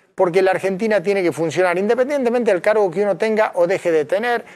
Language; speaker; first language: Spanish; native; Spanish